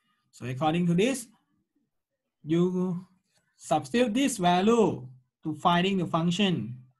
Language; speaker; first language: English; non-native, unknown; Thai